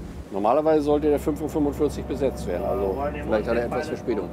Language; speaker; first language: German; native; German